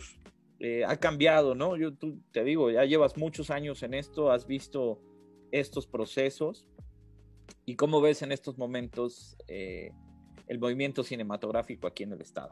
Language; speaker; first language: Spanish; native; Spanish